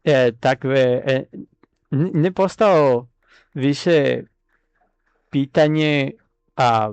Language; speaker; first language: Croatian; non-native, learner; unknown